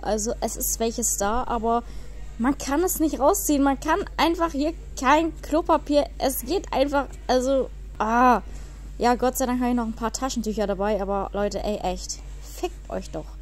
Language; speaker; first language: German; native; German